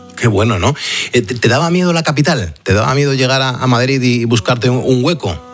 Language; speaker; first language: Spanish; native; Spanish